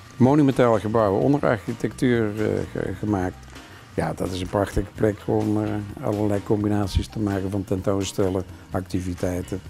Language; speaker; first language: Dutch; native; Dutch